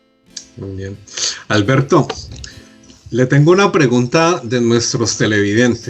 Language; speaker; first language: Spanish; native; Spanish